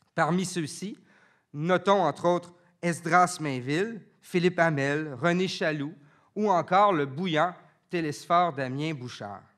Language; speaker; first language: French; native; French